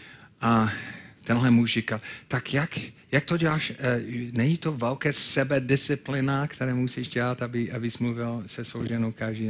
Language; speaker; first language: Czech; non-native, fluent; English